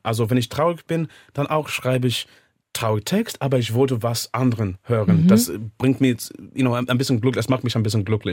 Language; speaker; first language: German; non-native, learner; English